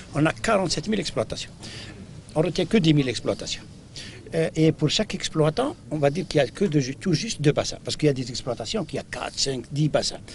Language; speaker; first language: French; non-native, local second language; Arabic